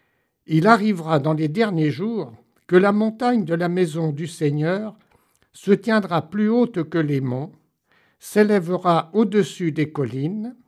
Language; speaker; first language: French; native; French